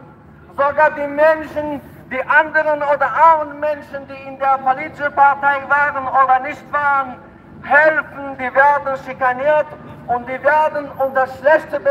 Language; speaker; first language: German; non-native, fluent; Tajik